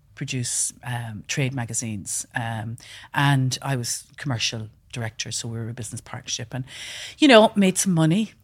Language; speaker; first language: English; native; English